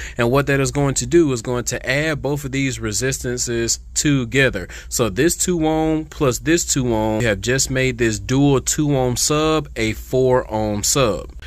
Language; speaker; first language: English; native; English